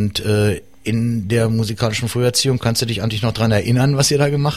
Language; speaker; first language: German; native; German